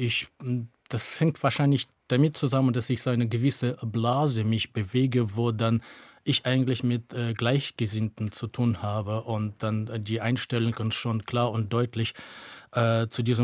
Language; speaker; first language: German; native; German